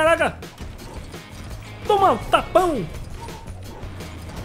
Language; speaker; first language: Portuguese; native; Portuguese